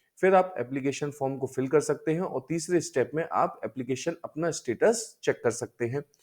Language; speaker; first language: Hindi; native; Hindi